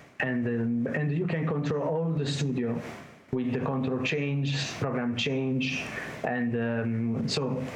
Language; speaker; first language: English; non-native, learner; Italian